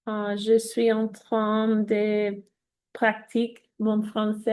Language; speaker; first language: French; non-native, learner; Spanish